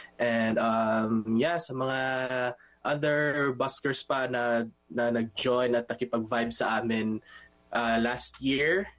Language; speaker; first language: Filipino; non-native, local second language; Hiligaynon